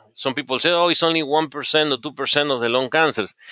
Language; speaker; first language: English; non-native, fluent; Spanish